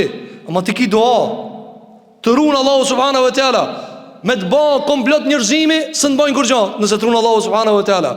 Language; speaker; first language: Albanian; native; Albanian